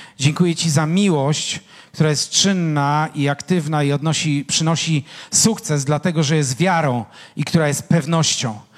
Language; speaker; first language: Polish; native; Polish